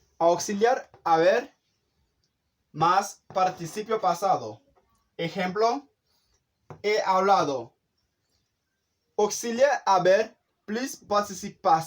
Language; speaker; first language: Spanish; non-native, fluent; Haitian Creole